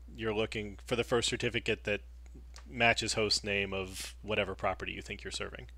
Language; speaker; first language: English; native; English